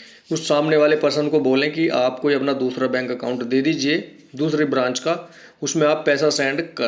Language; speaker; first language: Hindi; native; Hindi